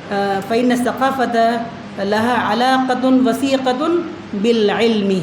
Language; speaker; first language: Arabic; non-native, fluent; Urdu